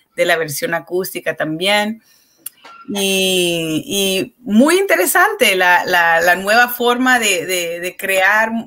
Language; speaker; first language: Spanish; early bilingual, heritage; Spanish